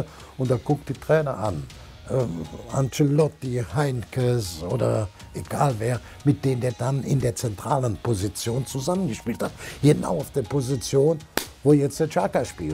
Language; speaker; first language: German; native; German